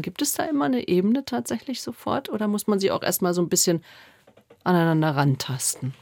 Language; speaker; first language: German; native; German